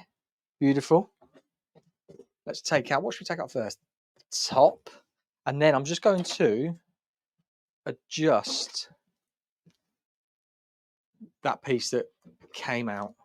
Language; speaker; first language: English; native; English